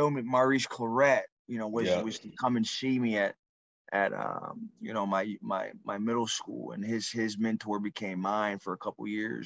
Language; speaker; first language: English; native; English